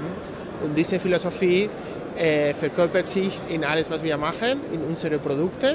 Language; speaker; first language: German; non-native, fluent; Spanish